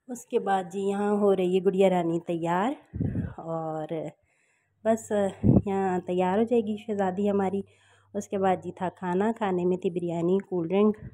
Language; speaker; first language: Urdu; native; Urdu